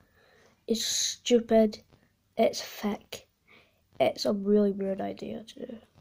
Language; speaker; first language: English; native; English